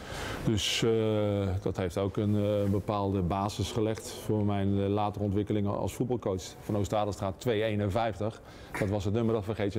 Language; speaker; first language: Dutch; native; Dutch